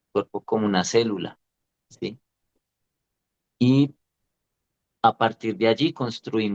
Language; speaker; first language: Spanish; native; Spanish